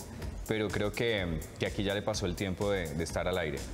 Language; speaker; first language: Spanish; native; Spanish